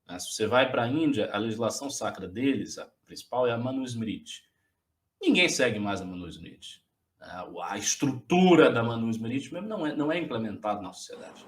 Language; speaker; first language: Portuguese; native; Portuguese